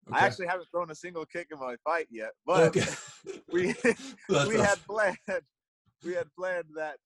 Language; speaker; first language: English; native; English